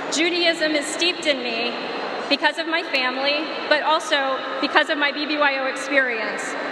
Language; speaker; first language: English; native; English